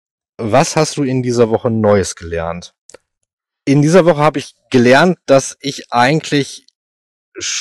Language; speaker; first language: German; native; German